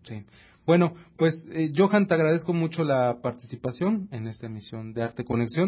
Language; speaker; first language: Spanish; native; Spanish